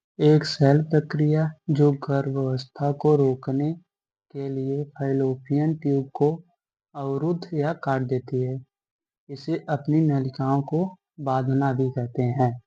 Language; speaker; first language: Hindi; native; Hindi